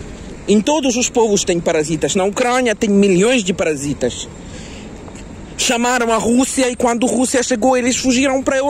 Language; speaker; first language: Portuguese; non-native, fluent; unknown